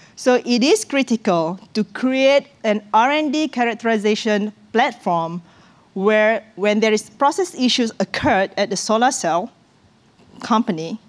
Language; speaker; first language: English; non-native, local second language; Malay